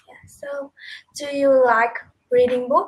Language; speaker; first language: English; non-native, learner; Vietnamese